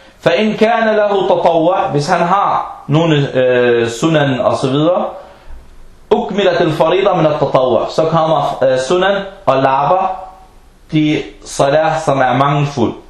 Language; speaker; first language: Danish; non-native, fluent; Arabic